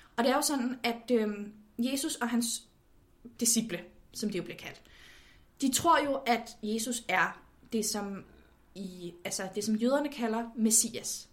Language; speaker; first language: Danish; native; Danish